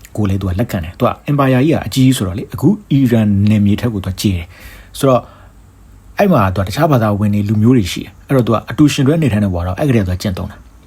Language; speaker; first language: Burmese; native; Burmese